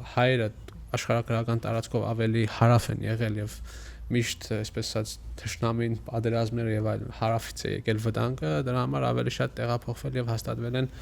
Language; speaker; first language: Armenian; native; Armenian